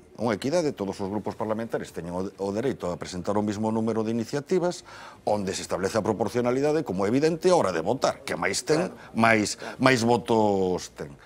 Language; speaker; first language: Galician; native; Galician